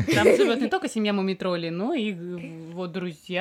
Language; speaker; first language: Russian; native; Russian